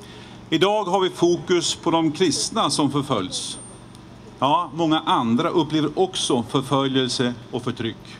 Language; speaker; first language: Swedish; native; Swedish